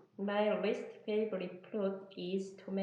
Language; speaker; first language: English; non-native, learner; Korean